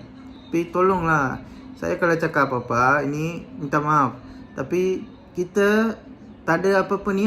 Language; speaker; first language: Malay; non-native, local second language; Tamil